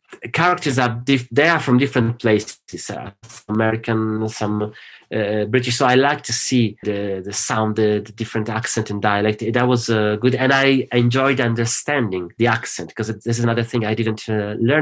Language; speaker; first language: English; non-native, fluent; Italian